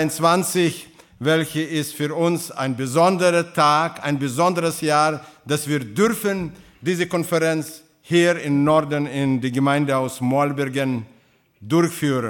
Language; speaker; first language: German; non-native, fluent; Russian